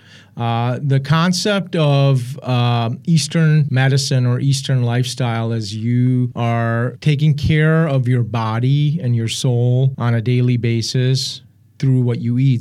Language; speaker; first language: English; early bilingual, other home language; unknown